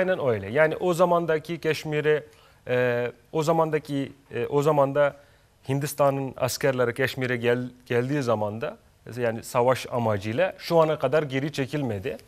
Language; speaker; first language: Turkish; non-native, fluent; Kashmiri